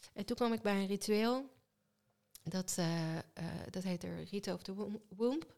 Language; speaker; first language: Dutch; early bilingual, other home language; Hebrew